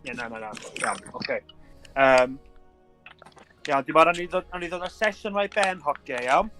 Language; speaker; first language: Welsh; native; Welsh